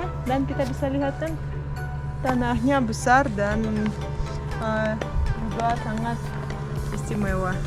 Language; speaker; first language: Indonesian; non-native, fluent; Russian